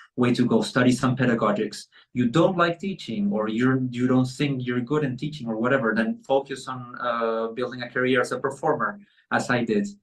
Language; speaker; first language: English; non-native, fluent; Spanish